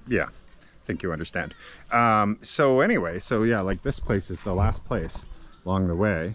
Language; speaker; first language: English; native; English